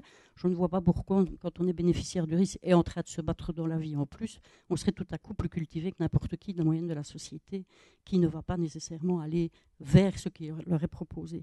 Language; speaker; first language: French; native; French